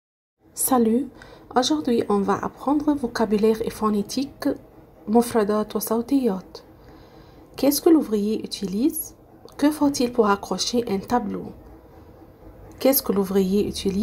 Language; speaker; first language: French; non-native, fluent; Arabic